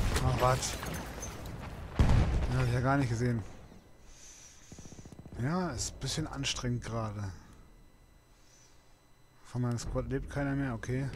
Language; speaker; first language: German; native; German